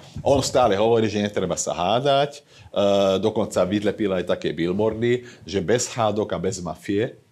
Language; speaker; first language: Slovak; non-native, local second language; Hungarian